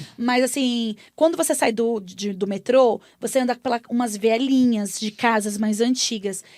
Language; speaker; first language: Portuguese; native; Portuguese